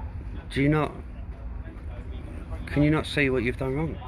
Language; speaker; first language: English; native; English